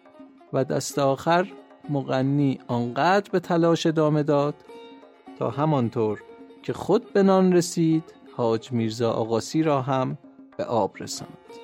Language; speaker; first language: Persian; native; Persian